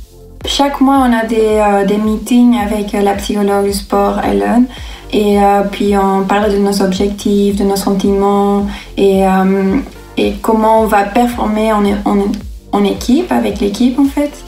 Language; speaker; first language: French; non-native, local second language; Dutch